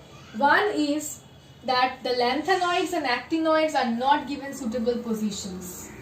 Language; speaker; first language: English; non-native, local second language; Bangla